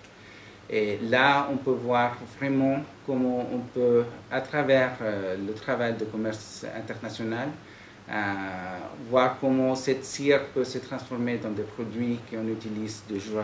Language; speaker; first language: French; non-native, fluent; Spanish